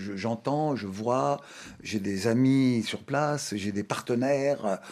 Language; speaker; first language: French; non-native, local second language; Arabic